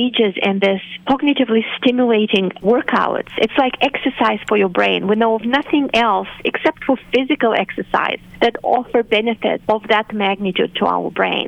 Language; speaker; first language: English; non-native, fluent; Romanian